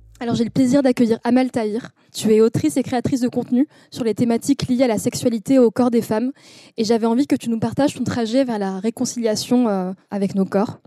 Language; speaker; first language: French; early bilingual, other home language; Arabic